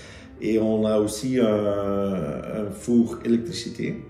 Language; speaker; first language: French; non-native, local second language; Dutch